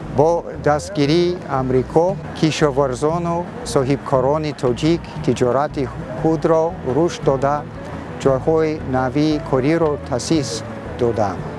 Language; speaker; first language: Tajik; non-native, learner; English